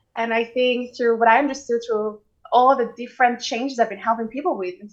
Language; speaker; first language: English; non-native, fluent; Swedish